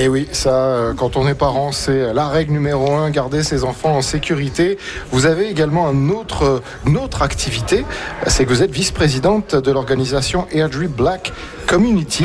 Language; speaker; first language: French; native; French